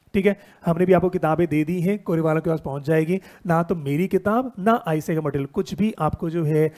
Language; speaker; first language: Hindi; native; Hindi